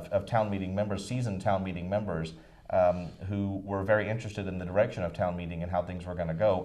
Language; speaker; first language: English; native; English